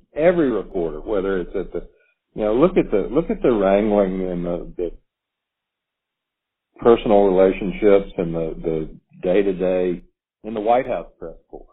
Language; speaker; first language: English; native; English